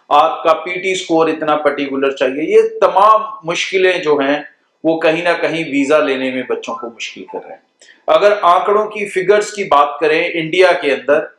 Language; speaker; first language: Hindi; non-native, local second language; Punjabi